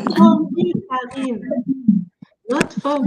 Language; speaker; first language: English; non-native, learner; Arabic